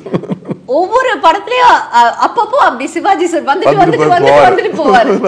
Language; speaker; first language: Tamil; native; Tamil